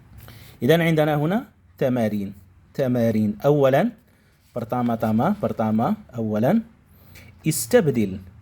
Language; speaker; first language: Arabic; non-native, fluent; Indonesian